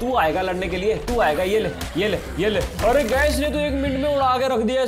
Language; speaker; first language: Hindi; native; Hindi